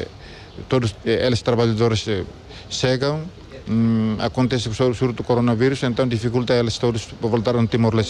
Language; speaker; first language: Portuguese; non-native, local second language; Tetum